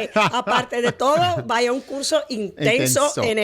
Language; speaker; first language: Spanish; native; Spanish